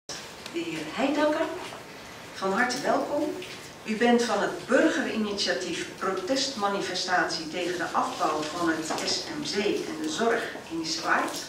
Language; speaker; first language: Dutch; native; Dutch